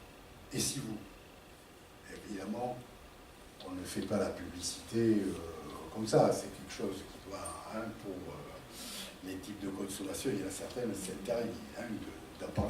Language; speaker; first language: French; native; French